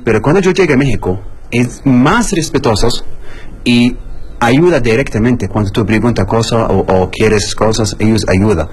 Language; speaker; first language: Spanish; non-native, learner; Arabic